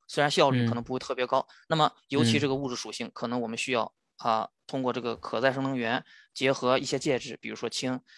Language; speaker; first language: Chinese; native; Chinese